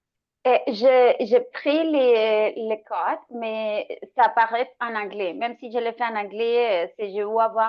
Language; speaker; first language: French; non-native, fluent; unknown